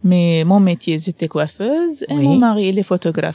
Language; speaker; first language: French; non-native, learner; Arabic